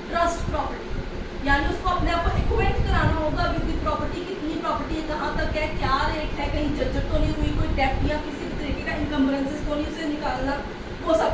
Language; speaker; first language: Hindi; native; Hindi